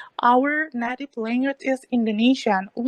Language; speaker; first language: English; non-native, learner; Indonesian